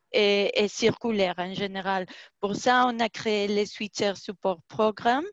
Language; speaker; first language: French; non-native, fluent; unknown